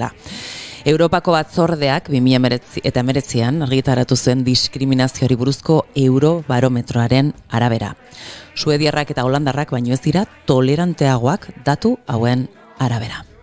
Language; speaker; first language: Basque; native; Basque